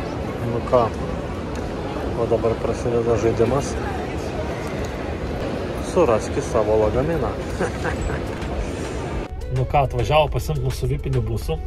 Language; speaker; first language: Lithuanian; native; Lithuanian